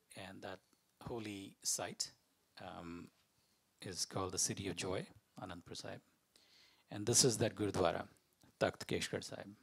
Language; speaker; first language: English; non-native, local second language; Malayalam